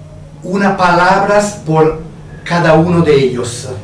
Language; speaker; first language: Spanish; non-native, fluent; Italian